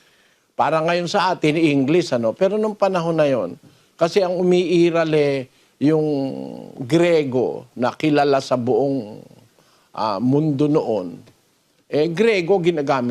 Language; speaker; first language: Filipino; native; Filipino